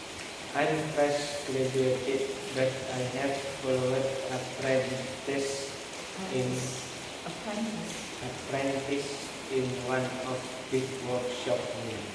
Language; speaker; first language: English; non-native, learner; Indonesian